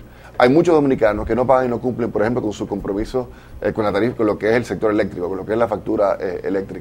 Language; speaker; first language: Spanish; native; Spanish